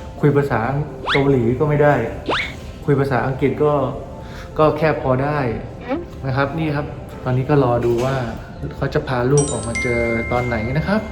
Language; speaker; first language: Thai; native; Thai